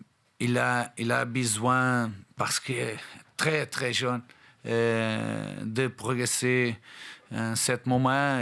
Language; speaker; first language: French; non-native, fluent; Portuguese